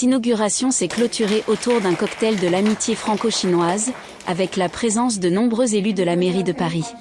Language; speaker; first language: French; native; French